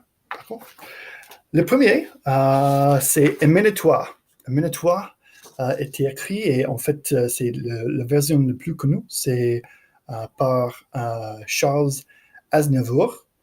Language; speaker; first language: French; non-native, learner; English